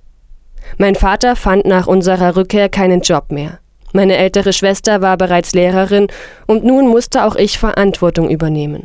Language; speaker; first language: German; non-native, fluent; Persian